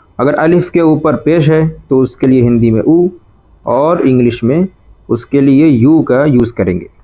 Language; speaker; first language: Urdu; native; Urdu